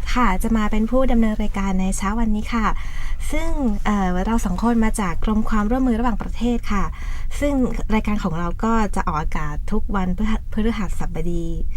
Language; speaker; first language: Thai; native; Thai